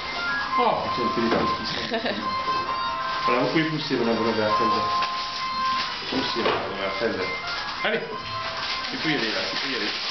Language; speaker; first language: French; native; French